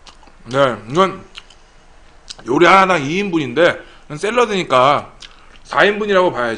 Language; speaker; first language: Korean; native; Korean